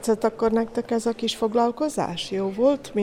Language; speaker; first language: Hungarian; native; Hungarian